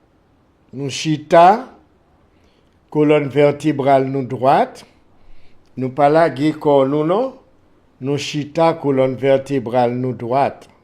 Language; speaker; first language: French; non-native, local second language; Haitian Creole